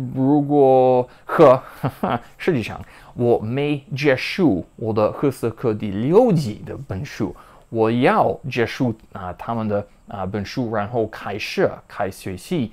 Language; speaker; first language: Chinese; non-native, learner; English